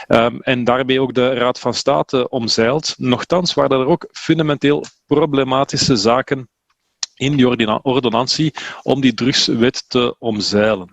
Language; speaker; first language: Dutch; native; Dutch